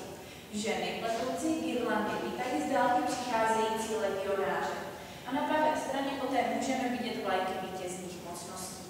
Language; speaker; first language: Czech; native; Czech